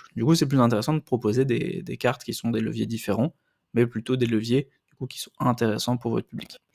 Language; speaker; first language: French; native; French